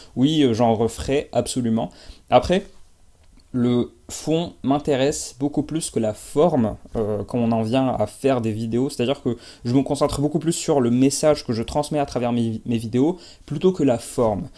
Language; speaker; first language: French; non-native, local second language; Arabic